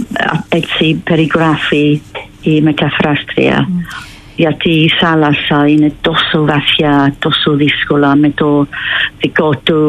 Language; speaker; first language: Greek; non-native, learner; English